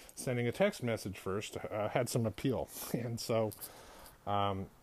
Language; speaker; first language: English; native; English